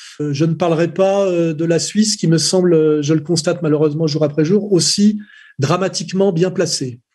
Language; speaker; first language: French; native; French